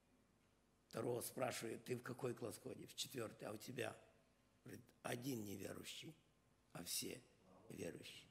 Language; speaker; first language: Russian; non-native, local second language; Ukrainian